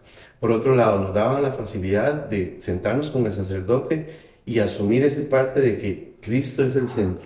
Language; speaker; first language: Spanish; native; Spanish